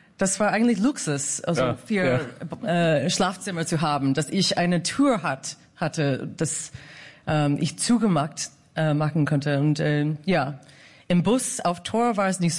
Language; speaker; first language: German; non-native, fluent; English